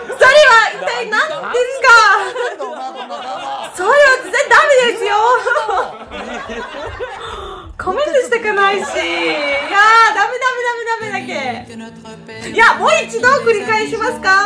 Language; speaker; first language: Japanese; non-native, fluent; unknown